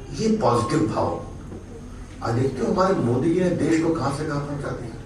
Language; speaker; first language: Hindi; native; Hindi